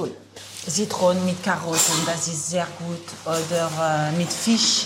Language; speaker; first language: German; non-native, learner; French